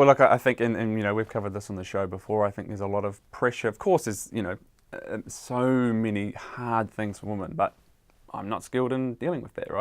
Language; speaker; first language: English; native; English